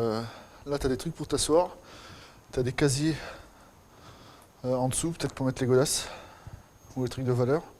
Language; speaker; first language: French; native; French